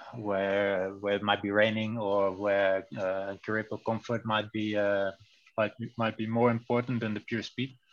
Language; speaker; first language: English; non-native, fluent; Dutch